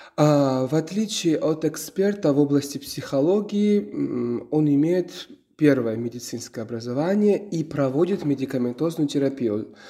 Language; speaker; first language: Russian; non-native, local second language; Georgian